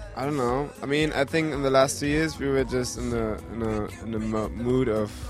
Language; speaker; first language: English; non-native, fluent; German